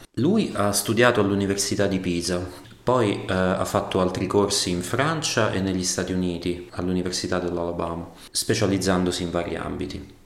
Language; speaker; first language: Italian; native; Italian